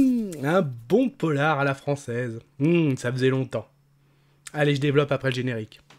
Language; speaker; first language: French; native; French